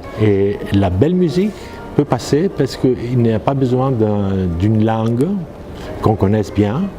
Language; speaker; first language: French; non-native, fluent; Greek